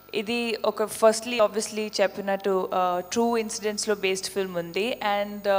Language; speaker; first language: Telugu; non-native, fluent; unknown